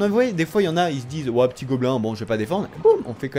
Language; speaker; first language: French; native; French